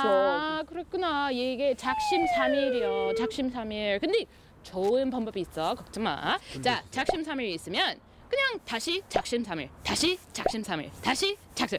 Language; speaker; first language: Korean; non-native, learner; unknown